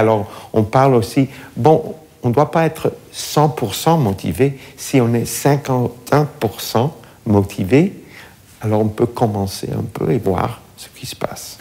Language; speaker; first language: French; non-native, fluent; English